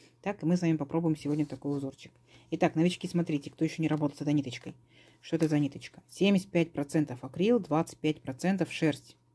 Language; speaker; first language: Russian; native; Russian